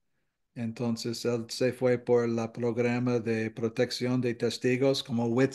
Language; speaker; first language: Spanish; non-native, fluent; English